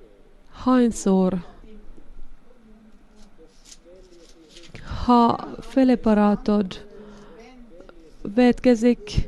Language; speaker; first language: Hungarian; non-native, learner; Finnish